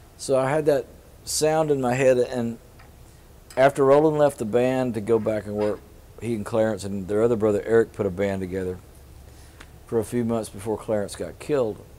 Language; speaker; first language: English; native; English